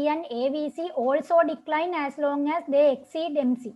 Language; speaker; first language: English; non-native, local second language; Sinhala